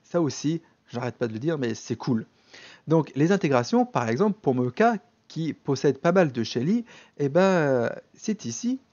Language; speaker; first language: French; native; French